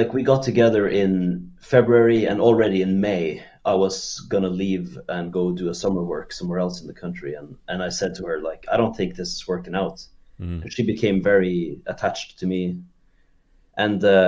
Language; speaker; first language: English; non-native, fluent; Norwegian